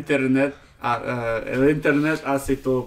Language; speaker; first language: Spanish; non-native, learner; English